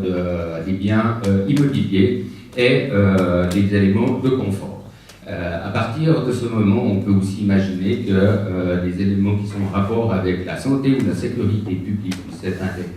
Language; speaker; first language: French; native; French